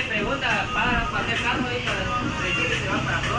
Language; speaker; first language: Spanish; native; Spanish